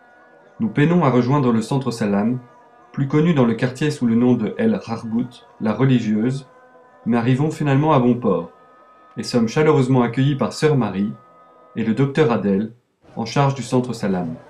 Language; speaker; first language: French; native; French